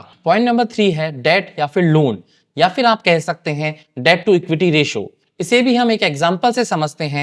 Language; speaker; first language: Hindi; native; Hindi